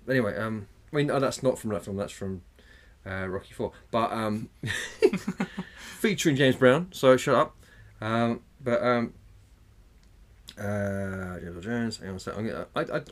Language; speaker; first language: English; native; English